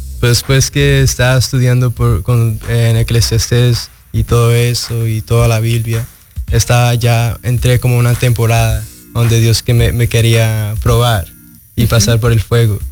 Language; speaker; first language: Spanish; early bilingual, heritage; Spanish